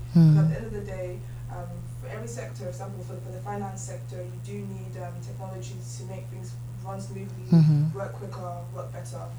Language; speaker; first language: English; native; English